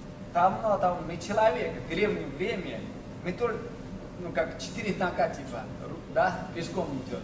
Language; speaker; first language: Russian; non-native, learner; Chinese